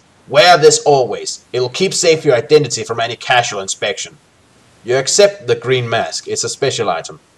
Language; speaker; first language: English; native; English